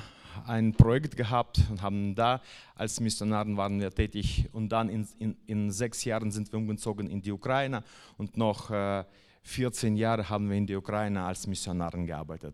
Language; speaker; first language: German; non-native, fluent; Russian